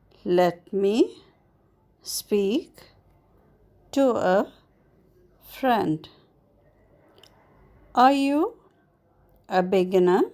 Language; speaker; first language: English; non-native, fluent; Arabic